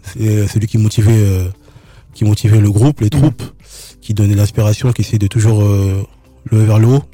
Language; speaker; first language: French; native; French